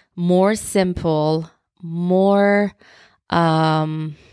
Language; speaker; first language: English; non-native, fluent; Turkish